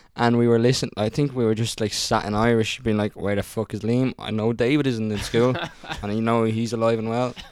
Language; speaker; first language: English; early bilingual, other home language; Italian